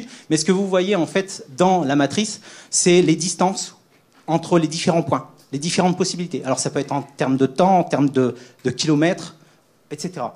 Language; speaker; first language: French; native; French